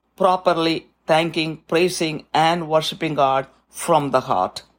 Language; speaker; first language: English; non-native, local second language; Malayalam